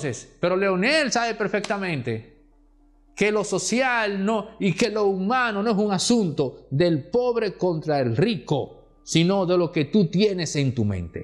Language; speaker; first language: Spanish; native; Spanish